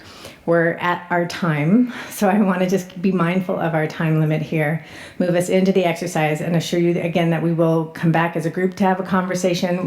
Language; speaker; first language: English; native; English